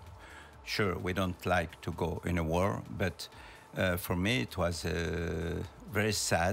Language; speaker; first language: English; non-native, learner; French